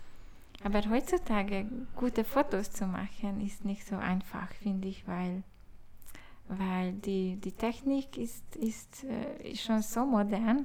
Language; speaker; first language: German; non-native, learner; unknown